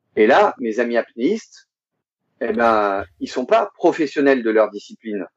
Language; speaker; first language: French; native; French